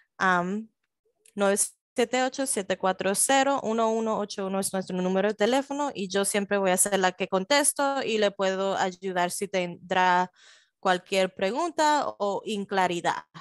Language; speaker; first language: Spanish; early bilingual, heritage; Spanish